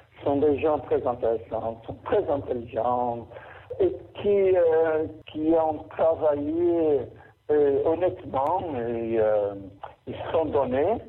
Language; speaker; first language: French; non-native, fluent; Portuguese